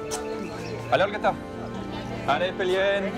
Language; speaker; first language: French; native; French